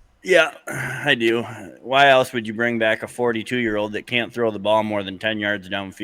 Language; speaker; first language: English; native; English